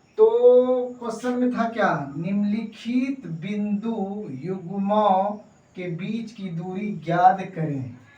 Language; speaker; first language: Hindi; native; Hindi